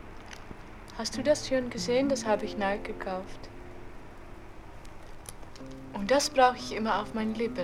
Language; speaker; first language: German; non-native, learner; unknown